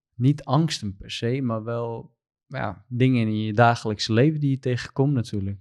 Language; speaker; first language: Dutch; non-native, fluent; Kurdish